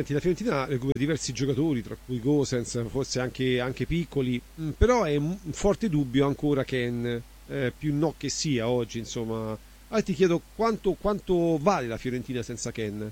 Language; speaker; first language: Italian; native; Italian